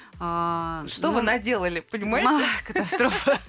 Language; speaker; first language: Russian; native; Russian